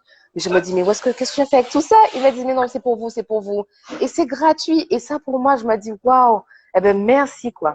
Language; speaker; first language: French; native; French